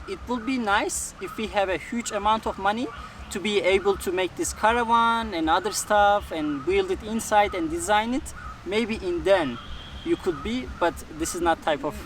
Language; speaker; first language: English; non-native, fluent; Russian